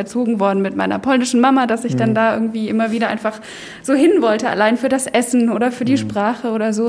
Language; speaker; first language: German; native; German